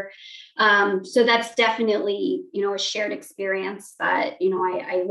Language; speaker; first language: English; native; English